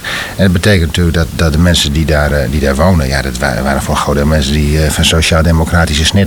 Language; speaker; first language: Dutch; native; Dutch